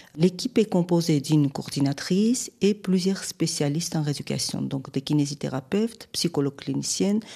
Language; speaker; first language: French; non-native, fluent; Armenian